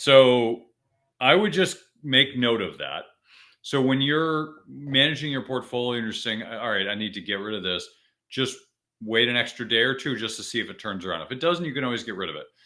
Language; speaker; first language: English; native; English